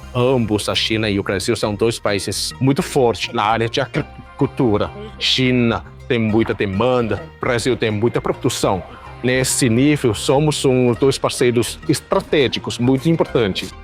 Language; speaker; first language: Portuguese; non-native, fluent; Chinese